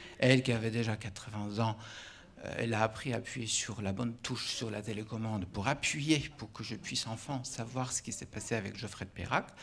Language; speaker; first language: French; non-native, fluent; Russian